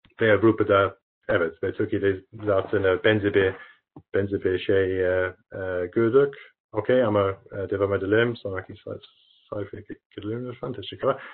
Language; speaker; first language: Turkish; non-native, learner; English